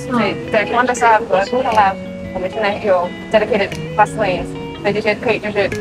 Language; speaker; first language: Chinese; early bilingual, heritage; Chinese